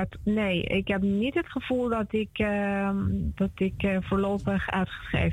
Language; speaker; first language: Dutch; non-native, fluent; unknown